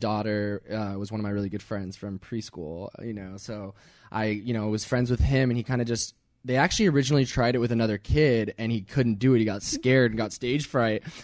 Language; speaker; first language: English; native; English